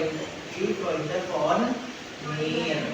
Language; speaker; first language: German; non-native, fluent; Indonesian